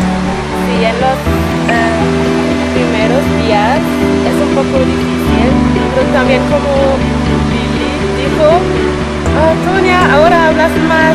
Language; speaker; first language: Spanish; non-native, learner; German